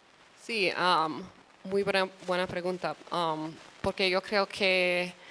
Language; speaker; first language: Spanish; early bilingual, other home language; English